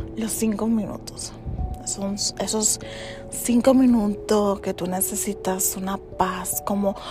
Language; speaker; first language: Spanish; early bilingual, heritage; Spanish